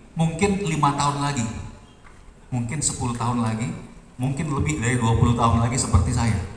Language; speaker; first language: Indonesian; native; Indonesian